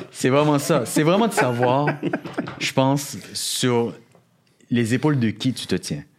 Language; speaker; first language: French; native; French